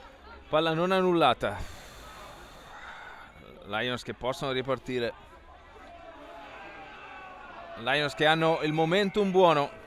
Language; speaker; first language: Italian; native; Italian